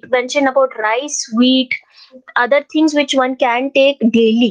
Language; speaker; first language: English; non-native, local second language; Hindi